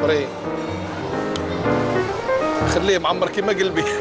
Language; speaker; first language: Arabic; native; Arabic